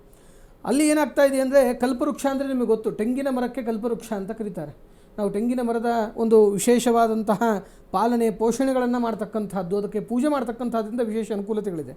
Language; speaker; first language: Kannada; native; Kannada